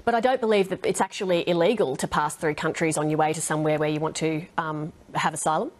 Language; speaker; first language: English; native; English